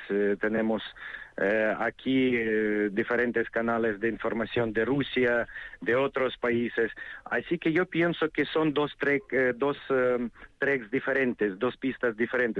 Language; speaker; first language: Spanish; non-native, fluent; Ukrainian